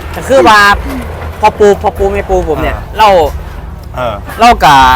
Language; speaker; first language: Thai; native; Thai